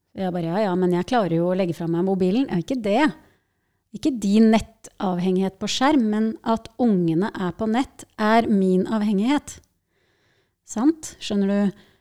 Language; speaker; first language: Norwegian; native; Norwegian